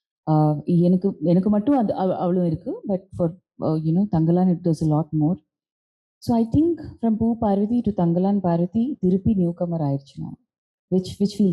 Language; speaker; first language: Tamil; non-native, local second language; Malayalam